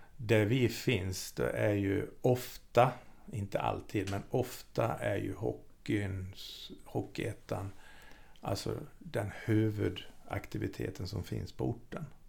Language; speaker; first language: Swedish; native; Swedish